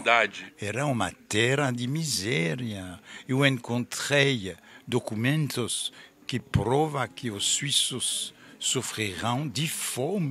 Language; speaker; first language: Portuguese; non-native, fluent; French